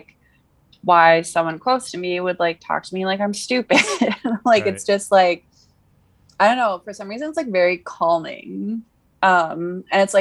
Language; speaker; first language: English; native; English